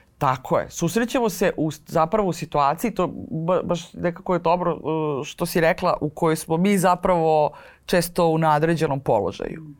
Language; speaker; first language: Serbian; native; Serbian